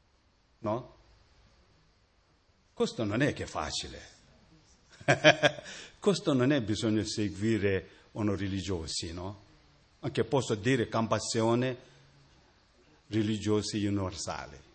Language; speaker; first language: Italian; non-native, learner; Tibetan